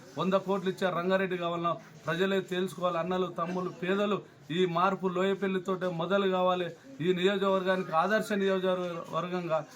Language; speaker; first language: Telugu; native; Telugu